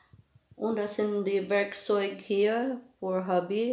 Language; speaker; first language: German; non-native, learner; Filipino